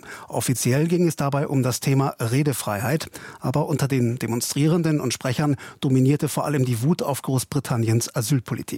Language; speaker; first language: German; native; German